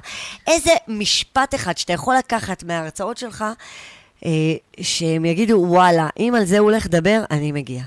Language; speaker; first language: Hebrew; native; Hebrew